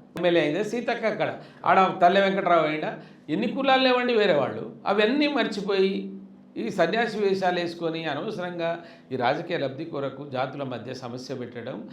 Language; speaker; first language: Telugu; non-native, local second language; Lambadi